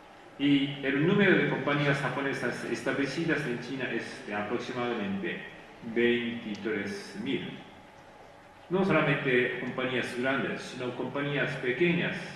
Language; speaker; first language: Spanish; non-native, fluent; Japanese